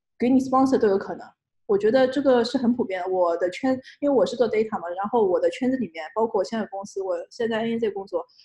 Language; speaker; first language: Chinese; native; Chinese